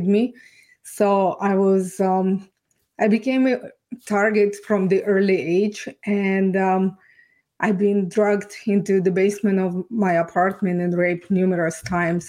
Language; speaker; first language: English; non-native, fluent; Ukrainian